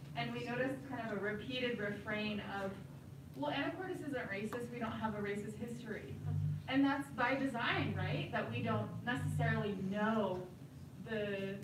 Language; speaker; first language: English; native; English